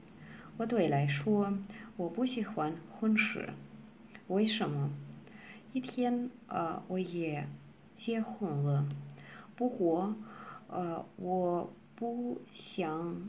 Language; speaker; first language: Chinese; non-native, learner; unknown